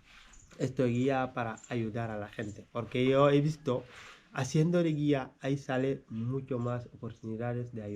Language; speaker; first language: Spanish; non-native, fluent; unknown